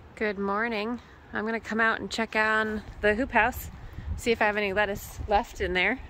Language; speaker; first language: English; native; English